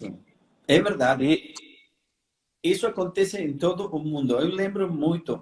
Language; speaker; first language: Portuguese; non-native, fluent; Spanish